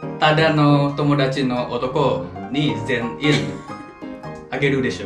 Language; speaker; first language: Japanese; non-native, fluent; Indonesian